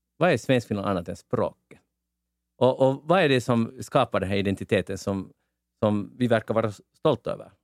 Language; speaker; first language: Swedish; native; Swedish